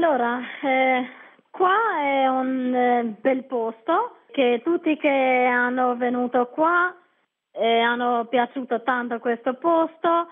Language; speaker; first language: Italian; non-native, learner; Albanian